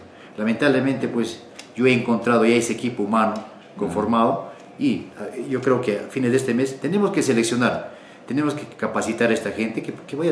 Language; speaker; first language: Spanish; native; Spanish